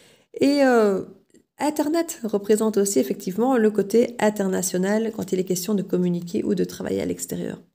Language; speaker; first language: French; native; French